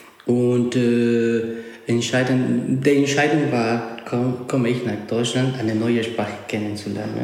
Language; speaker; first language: German; non-native, learner; Spanish